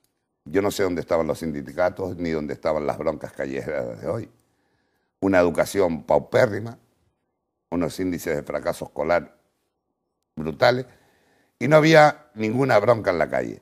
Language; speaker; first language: Spanish; native; Spanish